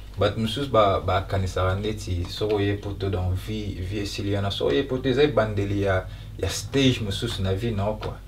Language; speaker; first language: Lingala; early bilingual, heritage; Lingala